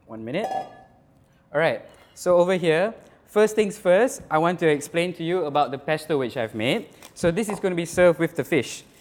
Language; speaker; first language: English; non-native, local second language; Malay